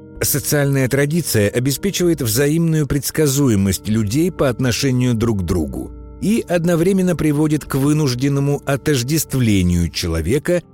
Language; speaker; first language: Russian; native; Russian